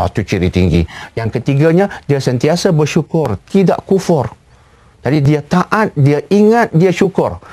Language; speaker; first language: Malay; native; Malay